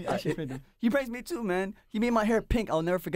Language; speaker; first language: English; native; English